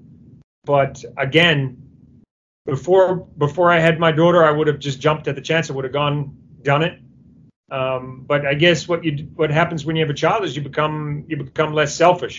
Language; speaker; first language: English; native; English